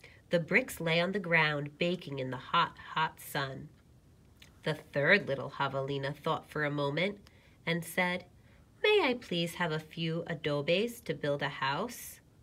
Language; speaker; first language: English; native; English